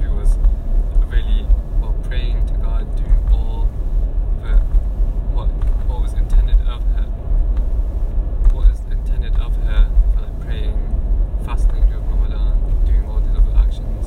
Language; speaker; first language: English; native; English